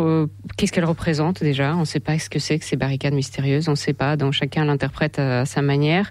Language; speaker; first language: French; non-native, fluent; Russian